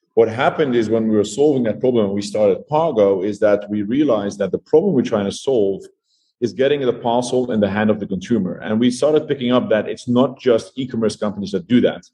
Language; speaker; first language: English; non-native, fluent; Dutch